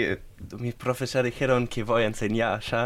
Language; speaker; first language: Spanish; non-native, fluent; German